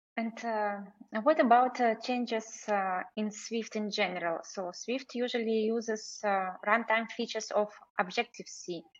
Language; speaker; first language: English; non-native, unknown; Russian